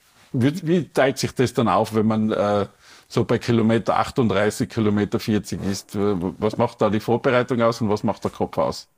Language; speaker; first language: German; native; German